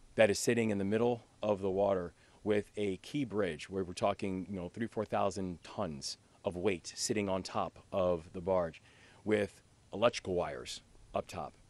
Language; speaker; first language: English; native; English